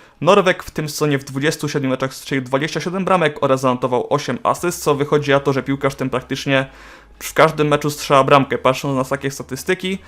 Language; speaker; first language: Polish; native; Polish